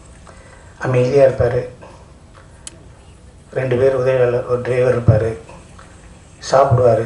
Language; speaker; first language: Tamil; native; Tamil